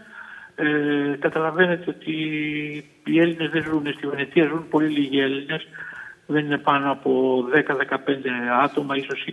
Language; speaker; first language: Greek; native; Greek